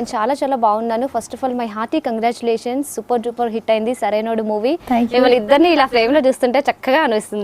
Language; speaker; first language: Telugu; native; Telugu